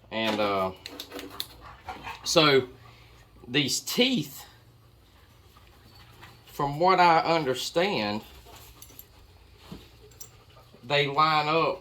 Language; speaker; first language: English; native; English